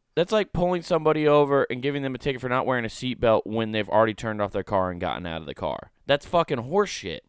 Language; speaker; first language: English; native; English